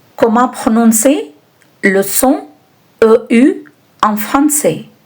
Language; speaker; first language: French; non-native, fluent; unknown